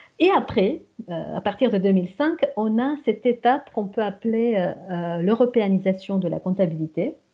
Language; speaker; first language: French; non-native, fluent; Romanian